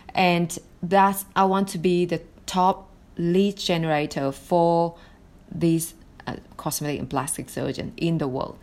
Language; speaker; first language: English; non-native, fluent; Vietnamese